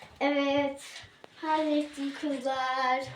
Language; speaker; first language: Turkish; native; Turkish